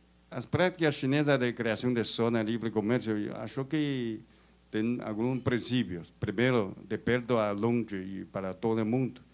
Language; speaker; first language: Portuguese; non-native, learner; Chinese